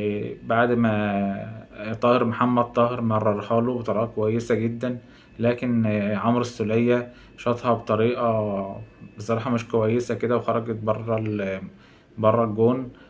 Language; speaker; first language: Arabic; native; Arabic